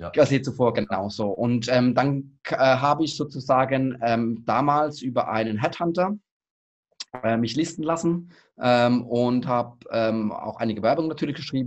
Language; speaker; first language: German; native; German